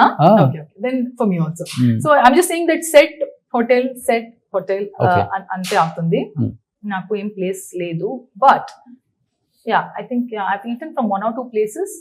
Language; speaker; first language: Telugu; non-native, local second language; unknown